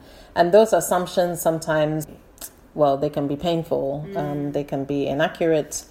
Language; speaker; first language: English; native; English